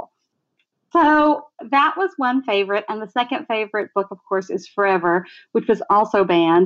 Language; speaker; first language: English; native; English